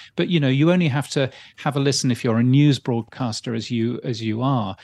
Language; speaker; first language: English; native; English